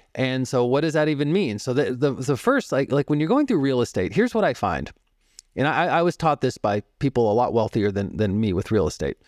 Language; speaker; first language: English; native; English